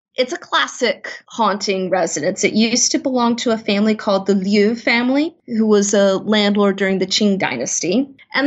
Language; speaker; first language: English; native; English